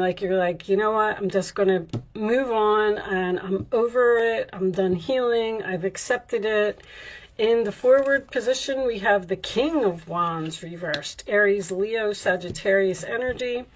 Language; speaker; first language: English; native; English